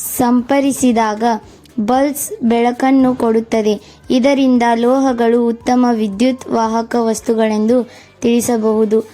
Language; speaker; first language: Kannada; native; Kannada